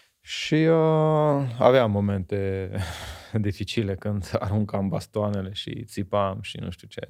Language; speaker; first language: Romanian; non-native, local second language; Hungarian